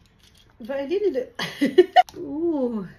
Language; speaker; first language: Swedish; non-native, fluent; Filipino